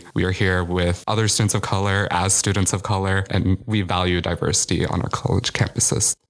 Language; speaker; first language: English; native; English